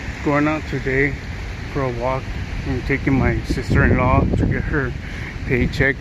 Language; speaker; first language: English; native; English